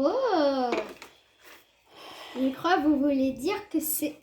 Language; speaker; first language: French; early bilingual, other home language; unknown